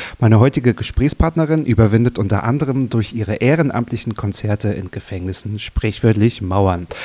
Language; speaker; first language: German; native; German